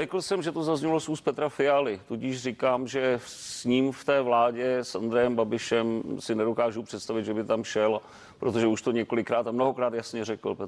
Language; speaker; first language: Czech; native; Czech